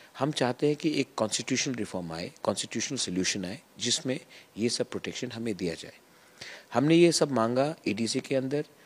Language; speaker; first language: Hindi; non-native, local second language; Kok Borok